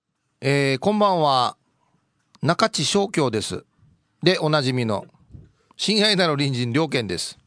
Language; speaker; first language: Japanese; native; Japanese